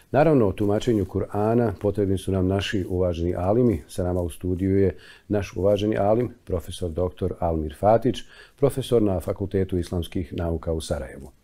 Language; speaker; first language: Bosnian; native; Bosnian